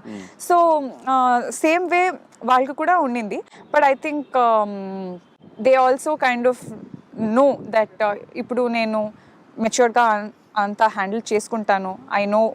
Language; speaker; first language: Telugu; non-native, fluent; Kannada